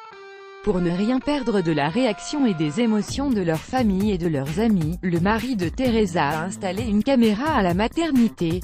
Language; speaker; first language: French; native; French